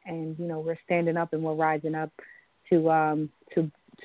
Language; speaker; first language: English; native; English